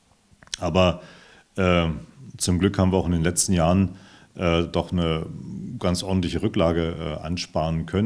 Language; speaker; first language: German; native; German